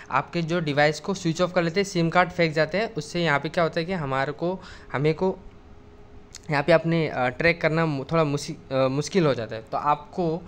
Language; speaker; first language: Hindi; native; Hindi